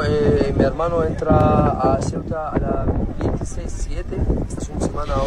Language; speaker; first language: Spanish; non-native, learner; Arabic